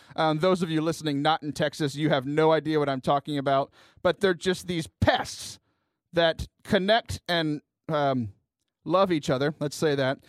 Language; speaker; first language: English; native; English